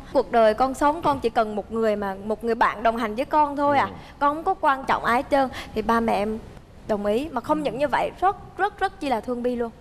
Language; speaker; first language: Vietnamese; early bilingual, heritage; Vietnamese